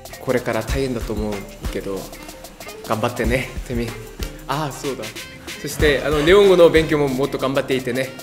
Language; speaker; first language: Japanese; non-native, fluent; Korean